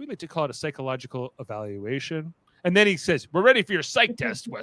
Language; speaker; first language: English; native; English